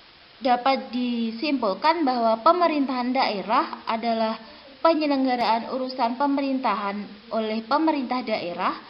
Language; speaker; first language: Indonesian; native; Indonesian